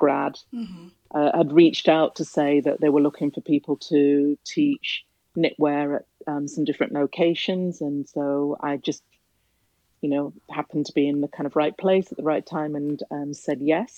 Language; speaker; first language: English; native; English